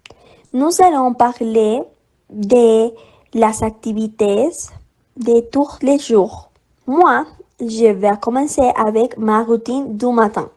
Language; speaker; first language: French; non-native, learner; Spanish